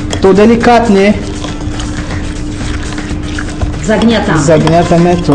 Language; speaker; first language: Polish; non-native, learner; Portuguese